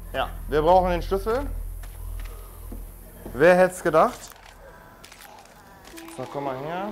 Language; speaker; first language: German; native; German